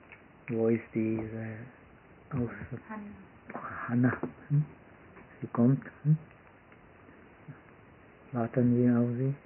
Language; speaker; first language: German; non-native, fluent; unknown